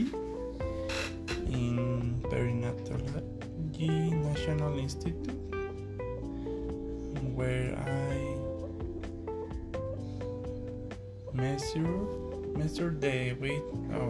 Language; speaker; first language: English; non-native, learner; Spanish